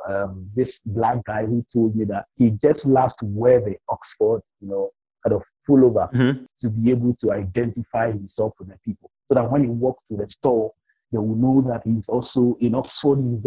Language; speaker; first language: English; non-native, local second language; Akan